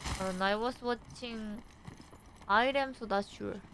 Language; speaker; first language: English; non-native, learner; Korean